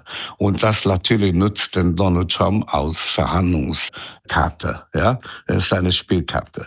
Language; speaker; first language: German; non-native, fluent; Chinese